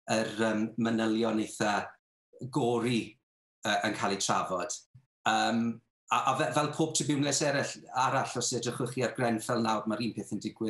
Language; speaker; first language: Welsh; native; Welsh